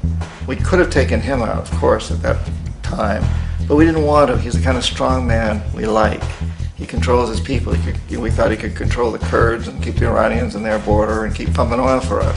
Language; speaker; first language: English; native; English